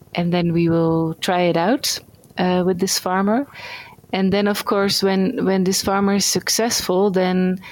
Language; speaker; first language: English; non-native, fluent; Dutch